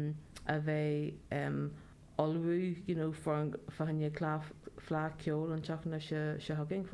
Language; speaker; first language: Irish; non-native, learner; Welsh